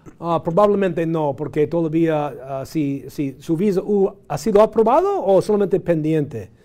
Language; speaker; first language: Spanish; non-native, fluent; English